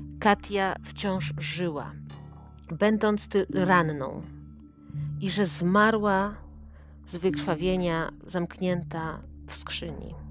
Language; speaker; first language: Polish; native; Polish